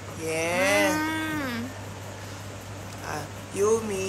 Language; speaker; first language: English; non-native, learner; Thai